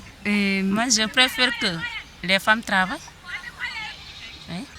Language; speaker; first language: French; non-native, learner; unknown